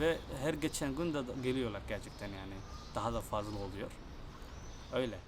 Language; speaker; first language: Turkish; non-native, fluent; Somali